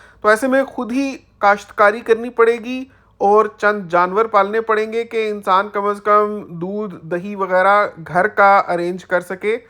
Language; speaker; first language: Urdu; native; Urdu